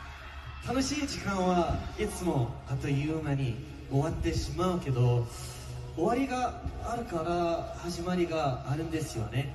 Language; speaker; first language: Japanese; non-native, learner; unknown